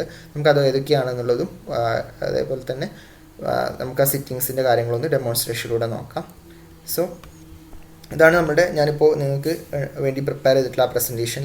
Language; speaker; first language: Malayalam; native; Malayalam